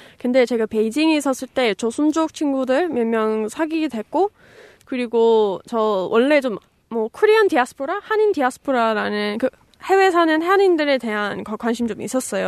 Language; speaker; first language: Korean; non-native, fluent; English